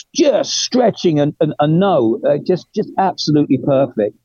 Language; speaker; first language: English; native; English